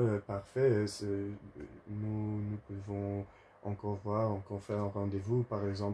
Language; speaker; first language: French; non-native, learner; Dutch